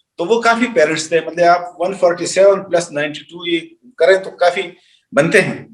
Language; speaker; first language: Urdu; non-native, local second language; Pashto